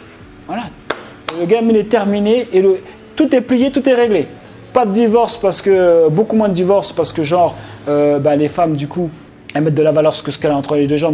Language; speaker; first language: French; native; French